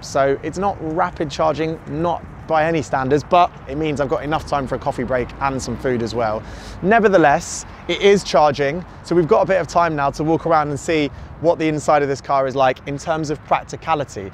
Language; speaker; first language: English; native; English